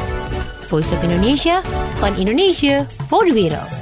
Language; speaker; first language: Dutch; non-native, fluent; Indonesian